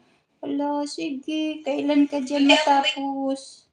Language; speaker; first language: Filipino; non-native, local second language; Cebuano